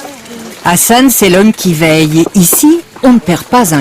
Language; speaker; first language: French; native; French